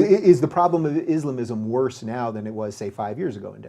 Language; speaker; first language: English; native; English